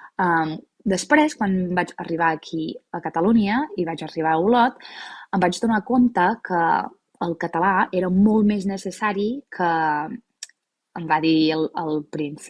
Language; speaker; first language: Catalan; non-native, fluent; English